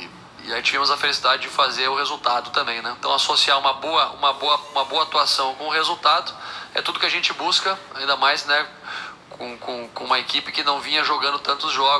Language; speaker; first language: Portuguese; native; Portuguese